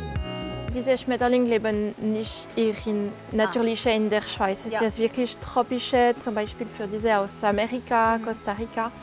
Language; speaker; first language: German; non-native, local second language; French